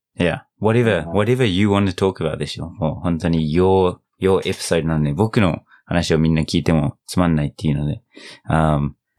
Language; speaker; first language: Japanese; non-native, fluent; English